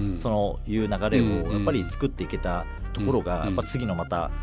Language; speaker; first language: Japanese; native; Japanese